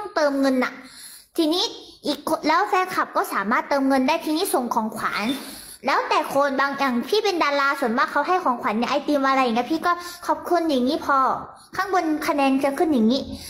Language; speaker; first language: Thai; early bilingual, other home language; Korean